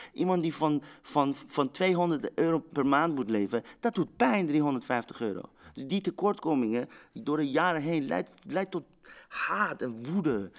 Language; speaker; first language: Dutch; early bilingual, other home language; Persian